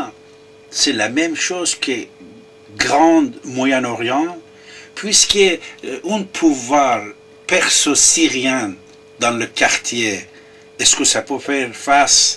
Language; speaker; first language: French; non-native, fluent; Persian